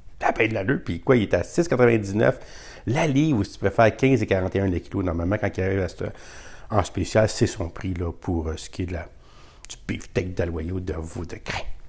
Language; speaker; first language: French; native; French